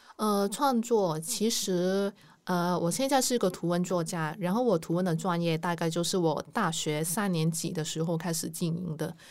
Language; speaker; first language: Chinese; non-native, local second language; Cantonese